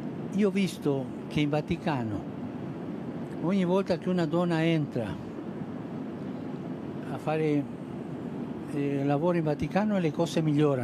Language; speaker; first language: Italian; non-native, fluent; Spanish